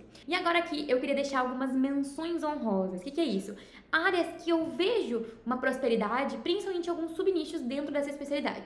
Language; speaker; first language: Portuguese; native; Portuguese